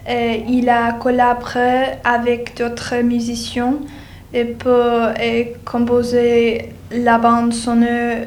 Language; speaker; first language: French; non-native, learner; English